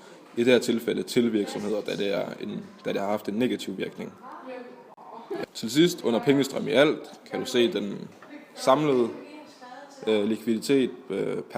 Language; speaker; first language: Danish; native; Danish